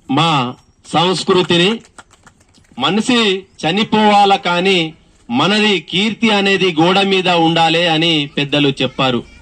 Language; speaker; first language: Telugu; non-native, local second language; Gondi